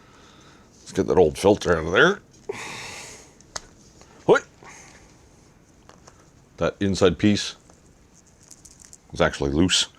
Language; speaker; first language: English; native; English